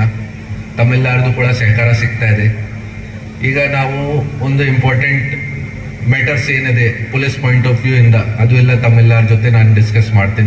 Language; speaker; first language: Kannada; non-native, local second language; Hindi